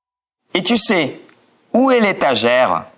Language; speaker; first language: French; non-native, fluent; Spanish